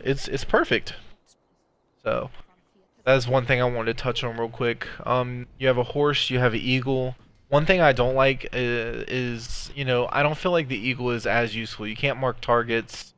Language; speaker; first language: English; native; English